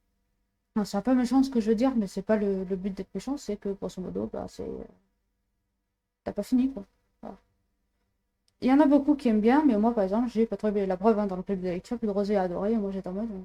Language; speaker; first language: French; native; French